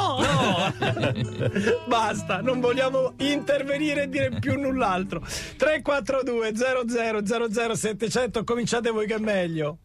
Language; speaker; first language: Italian; native; Italian